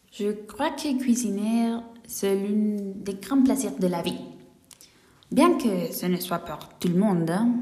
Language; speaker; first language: French; non-native, learner; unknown